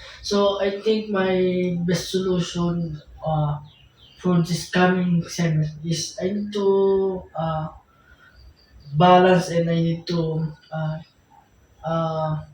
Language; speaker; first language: English; non-native, local second language; Filipino